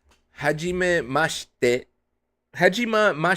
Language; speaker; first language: Japanese; non-native, learner; English